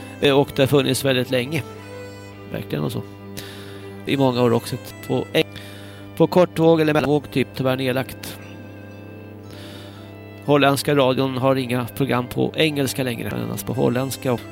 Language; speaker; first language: Swedish; native; Swedish